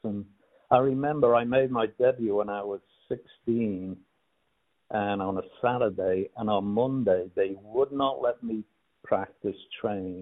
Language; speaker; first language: English; native; English